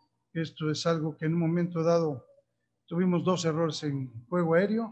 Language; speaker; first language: Spanish; native; Spanish